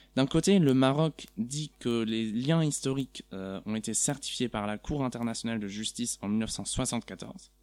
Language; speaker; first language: French; non-native, fluent; German